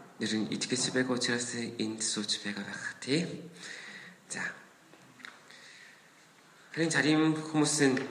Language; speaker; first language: Mongolian; non-native, fluent; Korean